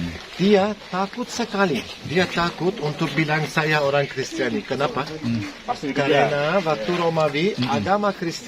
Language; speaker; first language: Indonesian; non-native, fluent; Turkish